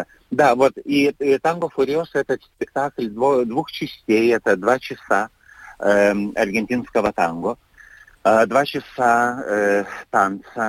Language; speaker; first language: Russian; non-native, fluent; Lithuanian